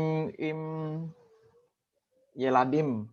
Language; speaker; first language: Hebrew; non-native, learner; Indonesian